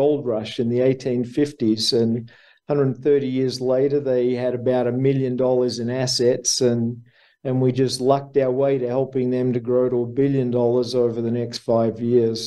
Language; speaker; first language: English; native; English